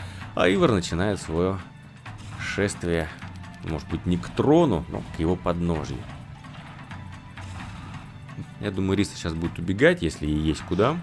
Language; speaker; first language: Russian; native; Russian